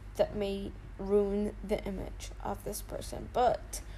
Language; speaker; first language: English; non-native, fluent; Arabic